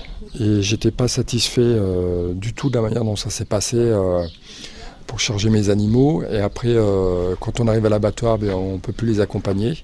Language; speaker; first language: French; native; French